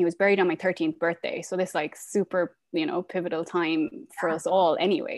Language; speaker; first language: English; native; English